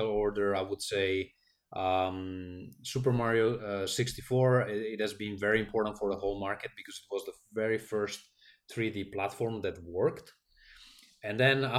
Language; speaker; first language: English; non-native, fluent; Italian